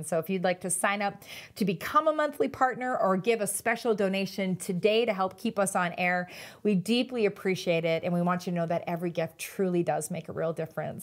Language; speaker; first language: English; native; English